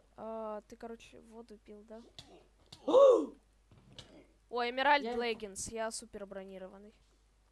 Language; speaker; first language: Russian; native; Russian